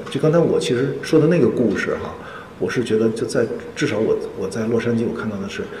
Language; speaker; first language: Chinese; native; Chinese